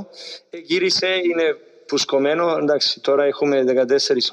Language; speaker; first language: Greek; non-native, learner; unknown